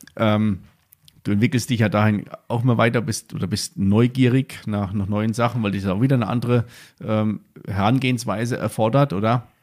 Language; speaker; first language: German; native; German